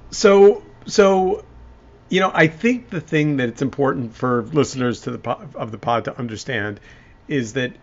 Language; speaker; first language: English; native; English